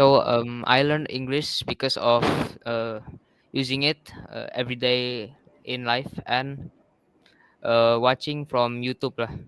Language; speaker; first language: English; non-native, learner; Indonesian